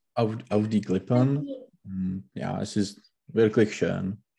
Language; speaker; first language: German; non-native, learner; Czech